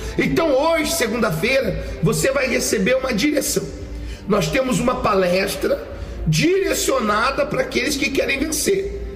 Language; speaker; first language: Portuguese; native; Portuguese